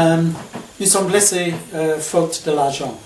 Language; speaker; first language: French; non-native, learner; English